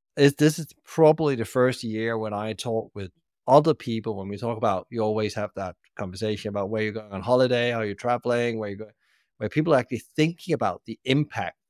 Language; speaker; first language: English; non-native, fluent; Danish